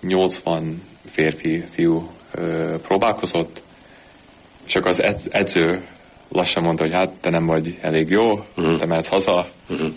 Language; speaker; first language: Hungarian; early bilingual, heritage; Hungarian